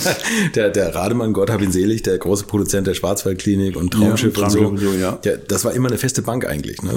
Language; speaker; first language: German; native; German